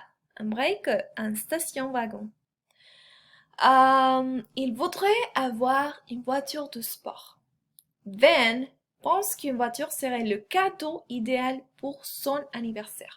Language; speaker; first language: French; non-native, fluent; Spanish